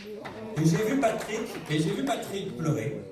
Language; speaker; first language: French; native; French